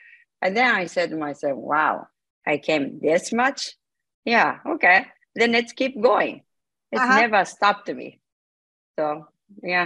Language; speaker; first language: English; non-native, learner; Japanese